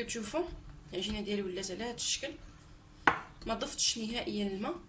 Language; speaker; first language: Arabic; native; Arabic